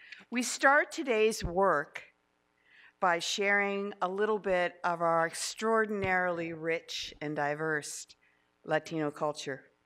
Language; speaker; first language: English; early bilingual, other home language; Spanish